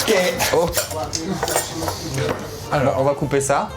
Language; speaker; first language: French; native; French